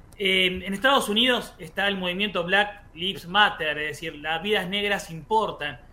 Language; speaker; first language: Spanish; native; Spanish